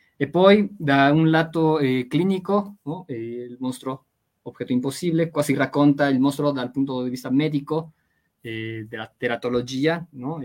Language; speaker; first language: Italian; non-native, fluent; Spanish